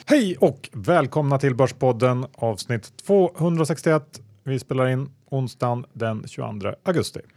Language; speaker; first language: Swedish; native; Swedish